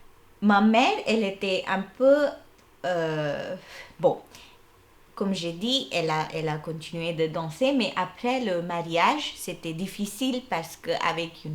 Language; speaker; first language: French; non-native, fluent; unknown